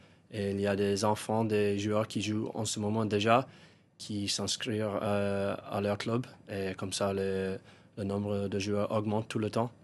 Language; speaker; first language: French; non-native, fluent; English